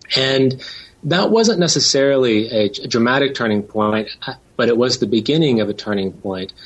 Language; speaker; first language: English; native; English